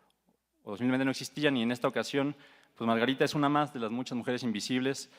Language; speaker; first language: Spanish; native; Spanish